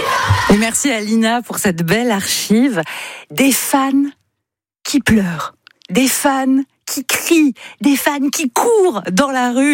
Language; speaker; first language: French; native; French